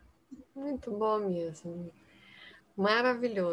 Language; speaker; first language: Portuguese; native; Portuguese